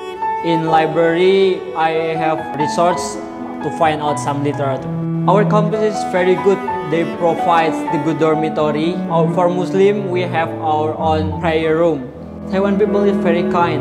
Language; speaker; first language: English; non-native, learner; Indonesian